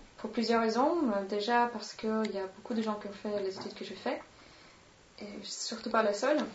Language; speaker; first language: French; non-native, fluent; Swedish